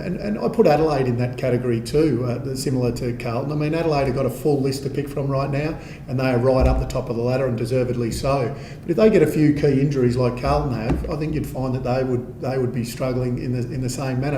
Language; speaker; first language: English; native; English